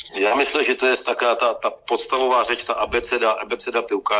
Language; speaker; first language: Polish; non-native, learner; Czech